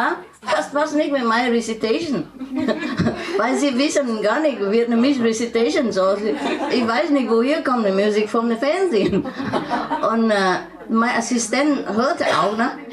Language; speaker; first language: German; non-native, learner; Vietnamese